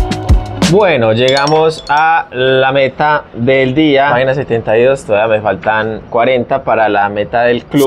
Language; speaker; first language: Spanish; native; Spanish